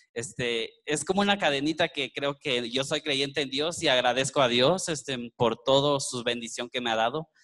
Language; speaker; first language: Spanish; native; Spanish